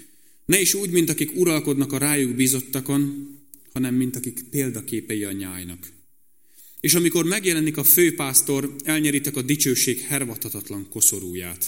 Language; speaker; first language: Hungarian; native; Hungarian